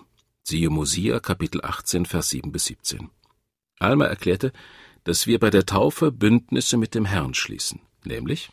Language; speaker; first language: German; native; German